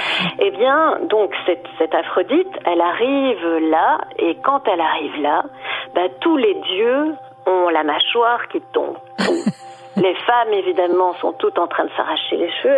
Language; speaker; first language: French; native; French